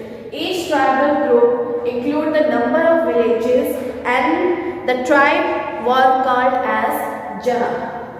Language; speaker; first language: English; non-native, local second language; Hindi